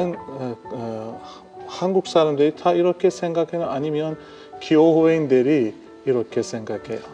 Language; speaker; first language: Korean; non-native, learner; Persian